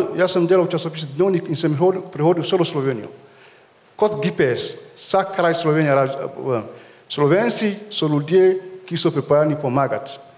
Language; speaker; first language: Slovenian; non-native, fluent; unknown